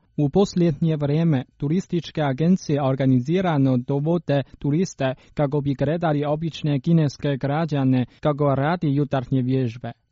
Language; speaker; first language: Croatian; non-native, fluent; Chinese